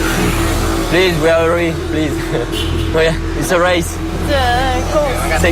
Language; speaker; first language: English; non-native, learner; French